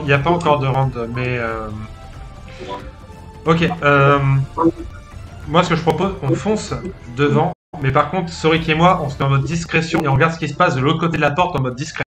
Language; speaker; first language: French; native; French